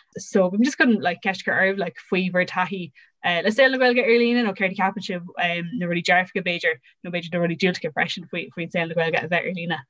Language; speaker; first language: Irish; non-native, local second language; English